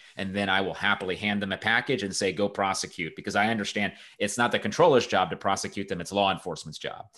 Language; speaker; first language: English; native; English